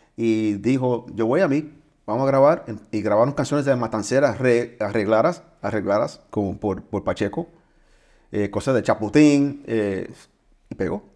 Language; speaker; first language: Spanish; early bilingual, heritage; Spanish